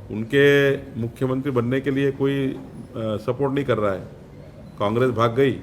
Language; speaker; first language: Hindi; non-native, local second language; Marathi